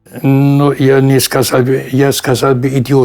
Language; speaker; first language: Russian; non-native, fluent; German